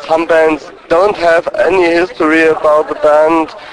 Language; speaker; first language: English; non-native, learner; German